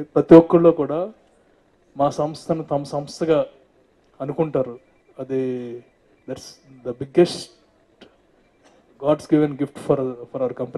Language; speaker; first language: Telugu; native; Telugu